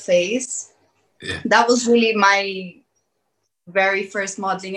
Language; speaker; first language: English; early bilingual, other home language; Portuguese